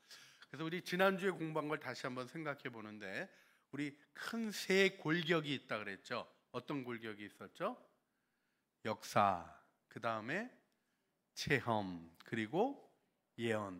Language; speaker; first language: Korean; native; Korean